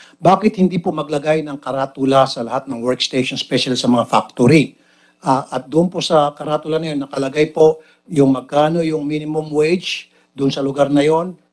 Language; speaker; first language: Filipino; native; Filipino